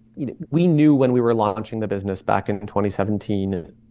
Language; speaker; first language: English; native; English